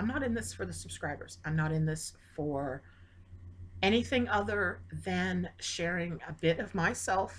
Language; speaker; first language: English; native; English